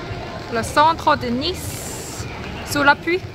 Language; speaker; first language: French; non-native, learner; Korean